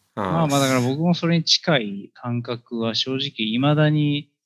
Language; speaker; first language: Japanese; native; Japanese